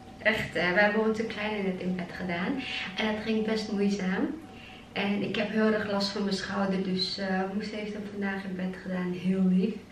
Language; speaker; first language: Dutch; early bilingual, other home language; Chechen